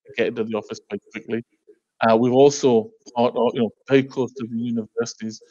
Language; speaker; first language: English; native; English